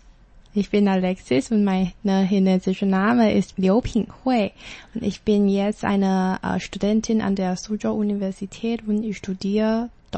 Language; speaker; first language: German; non-native, learner; Chinese